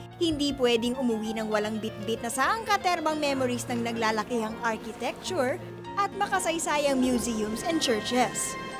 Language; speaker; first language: Filipino; native; Filipino